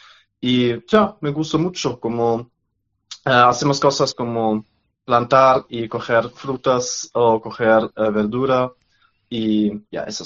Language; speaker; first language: Spanish; non-native, learner; German